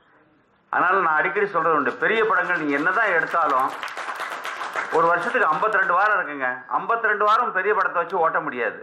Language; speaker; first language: Tamil; native; Tamil